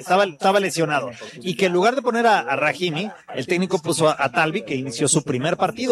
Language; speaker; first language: Spanish; native; Spanish